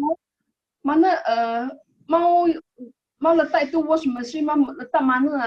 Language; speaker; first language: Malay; non-native, local second language; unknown